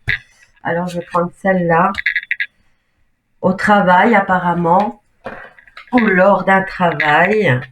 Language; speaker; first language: French; native; French